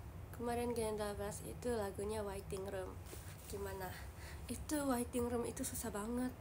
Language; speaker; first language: Indonesian; non-native, learner; Japanese